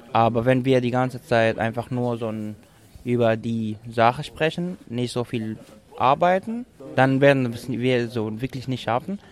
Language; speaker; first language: German; non-native, fluent; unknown